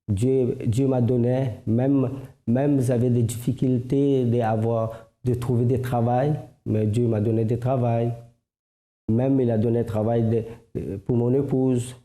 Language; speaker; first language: French; non-native, fluent; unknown